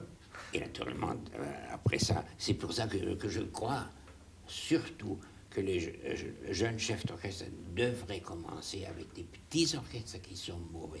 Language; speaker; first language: French; non-native, fluent; German